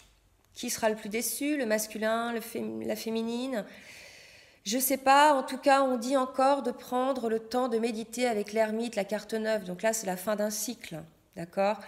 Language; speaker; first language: French; native; French